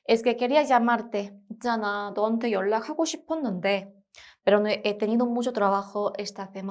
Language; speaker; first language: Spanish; non-native, fluent; Korean